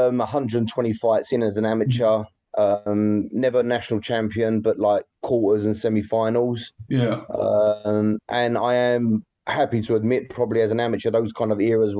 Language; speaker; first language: English; native; English